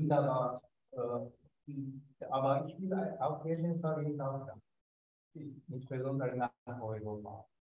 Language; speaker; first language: German; non-native, fluent; Japanese